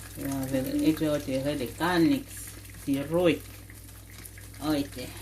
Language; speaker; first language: German; non-native, learner; Lingala